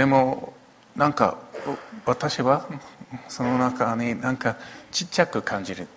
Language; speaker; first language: Japanese; non-native, local second language; English